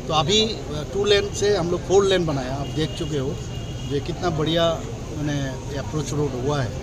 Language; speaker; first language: Hindi; non-native, local second language; Bangla